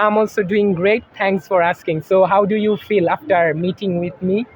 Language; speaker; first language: English; non-native, fluent; Bangla